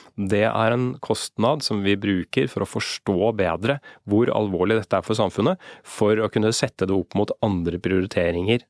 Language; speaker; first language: Norwegian; native; Norwegian